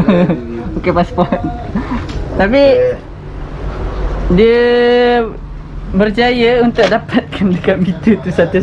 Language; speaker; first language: Malay; native; Malay